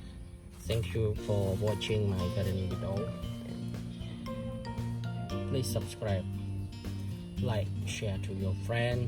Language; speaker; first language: English; non-native, learner; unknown